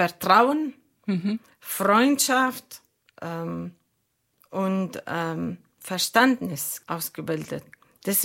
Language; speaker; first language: German; non-native, learner; Arabic